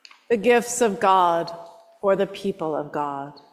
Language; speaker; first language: English; native; English